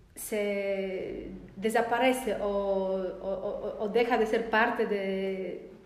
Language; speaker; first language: Spanish; non-native, fluent; Polish